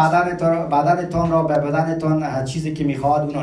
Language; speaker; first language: Persian; early bilingual, heritage; Persian